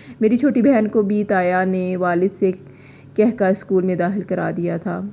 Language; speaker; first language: Urdu; native; Urdu